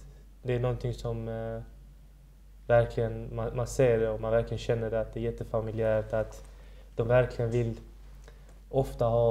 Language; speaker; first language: Swedish; early bilingual, other home language; Persian